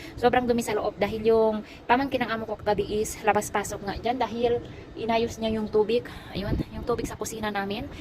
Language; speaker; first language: Filipino; native; Filipino